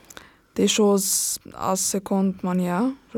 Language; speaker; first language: French; non-native, learner; German